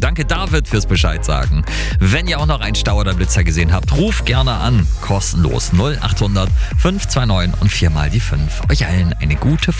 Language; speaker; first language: German; native; German